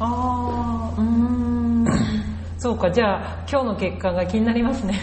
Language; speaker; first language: Japanese; native; Japanese